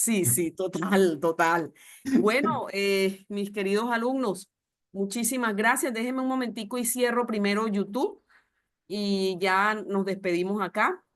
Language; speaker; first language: Spanish; native; Spanish